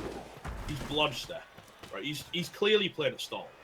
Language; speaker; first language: English; native; English